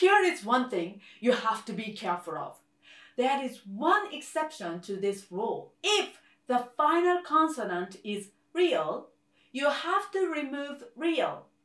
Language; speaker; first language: English; non-native, fluent; Korean